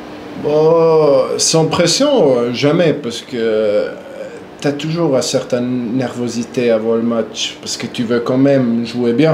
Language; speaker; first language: French; non-native, local second language; German